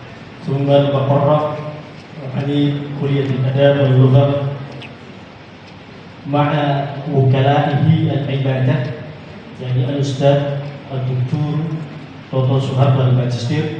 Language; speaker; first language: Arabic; non-native, learner; Indonesian